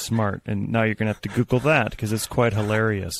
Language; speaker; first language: English; native; English